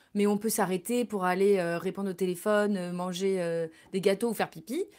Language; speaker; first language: French; native; French